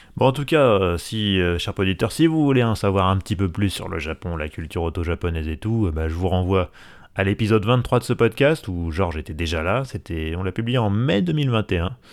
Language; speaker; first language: French; native; French